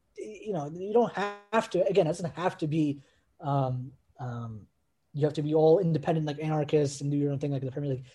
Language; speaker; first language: English; native; English